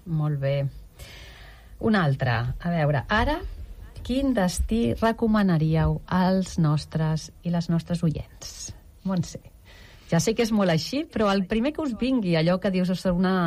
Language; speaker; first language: Catalan; native; Catalan